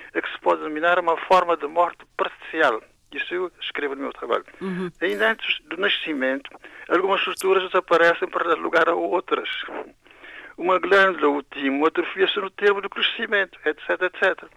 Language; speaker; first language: Portuguese; non-native, local second language; Kabuverdianu